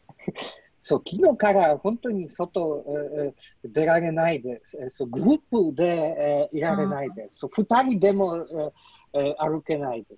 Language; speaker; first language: Japanese; non-native, learner; Polish